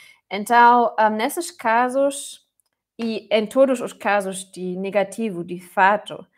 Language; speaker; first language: Portuguese; non-native, fluent; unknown